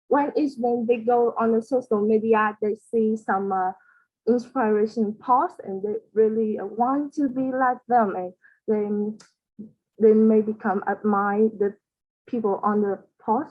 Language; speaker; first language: English; non-native, learner; Vietnamese